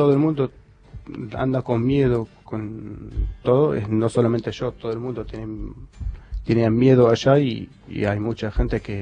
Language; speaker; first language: Spanish; non-native, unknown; Arabic